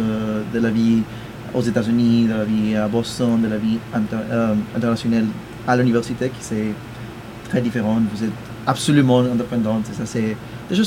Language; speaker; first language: French; non-native, fluent; Spanish